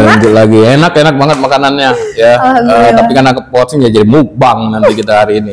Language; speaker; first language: Indonesian; native; Indonesian